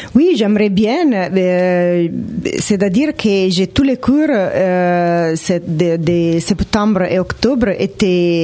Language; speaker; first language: French; non-native, fluent; Italian